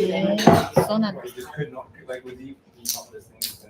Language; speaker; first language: Japanese; non-native, learner; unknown